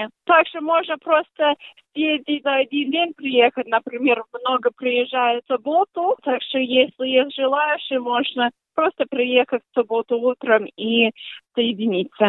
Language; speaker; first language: Russian; early bilingual, heritage; Russian